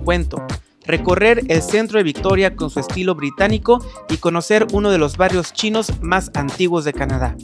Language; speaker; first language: Spanish; native; Spanish